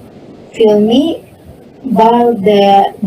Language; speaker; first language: German; non-native, learner; Indonesian